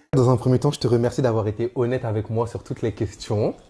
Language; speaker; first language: French; native; French